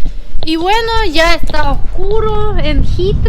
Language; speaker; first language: Spanish; non-native, fluent; Russian